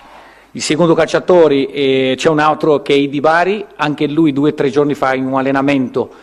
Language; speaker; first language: Italian; non-native, fluent; Portuguese